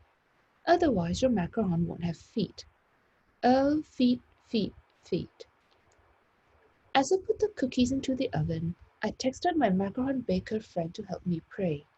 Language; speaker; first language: English; non-native, fluent; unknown